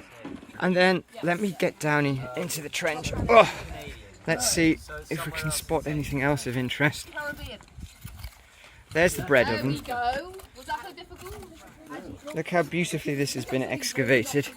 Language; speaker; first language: English; native; English